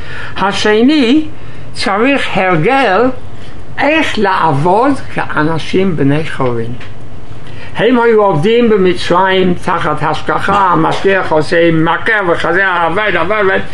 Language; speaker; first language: Hebrew; non-native, fluent; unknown